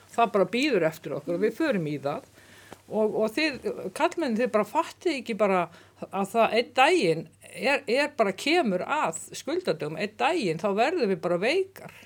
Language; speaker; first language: Icelandic; native; Icelandic